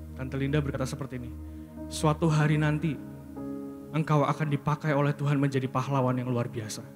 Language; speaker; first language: Indonesian; native; Indonesian